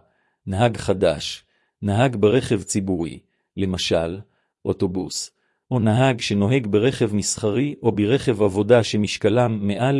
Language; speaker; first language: Hebrew; native; Hebrew